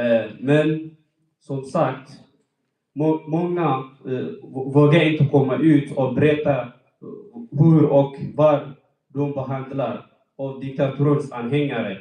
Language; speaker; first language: Swedish; non-native, fluent; Tigrinya